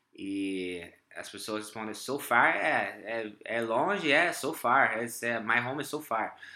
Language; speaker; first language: Portuguese; non-native, fluent; English